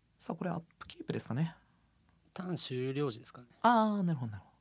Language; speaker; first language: Japanese; native; Japanese